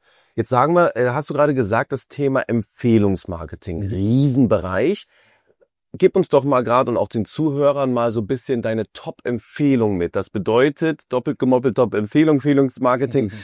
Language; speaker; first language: German; native; German